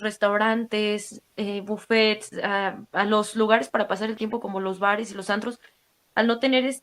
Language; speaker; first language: Spanish; native; Spanish